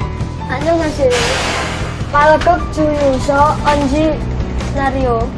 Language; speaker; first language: Korean; non-native, learner; Indonesian